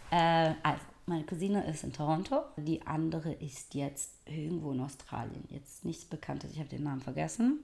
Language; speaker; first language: German; early bilingual, other home language; Persian